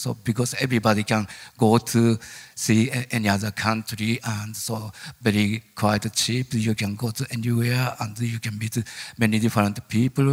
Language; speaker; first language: English; non-native, learner; Japanese